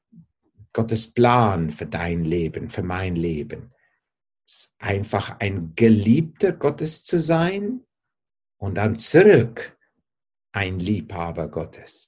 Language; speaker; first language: German; non-native, fluent; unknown